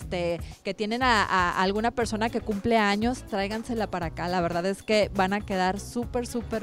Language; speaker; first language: Spanish; native; Spanish